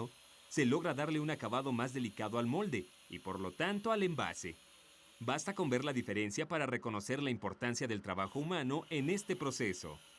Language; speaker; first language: Spanish; native; Spanish